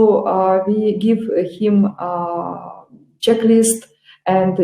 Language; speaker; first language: English; non-native, learner; Russian